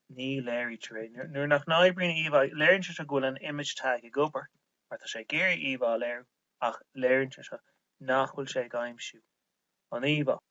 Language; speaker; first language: Irish; native; Irish